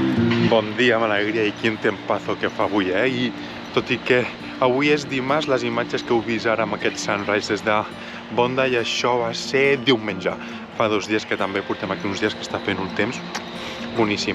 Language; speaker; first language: Catalan; native; Catalan